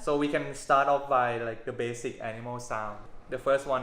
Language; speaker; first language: English; non-native, fluent; Thai